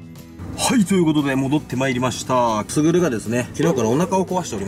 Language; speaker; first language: Japanese; native; Japanese